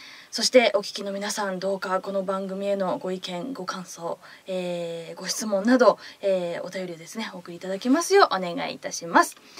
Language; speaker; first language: Japanese; native; Japanese